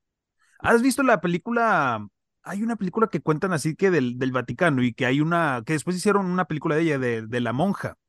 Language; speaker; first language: Spanish; native; Spanish